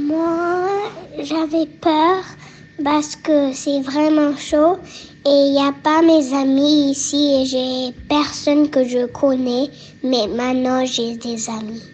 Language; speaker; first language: French; early bilingual, heritage; French